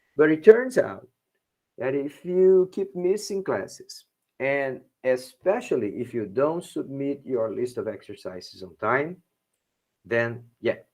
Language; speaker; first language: English; non-native, fluent; Portuguese